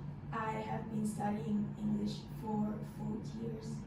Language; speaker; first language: English; non-native, fluent; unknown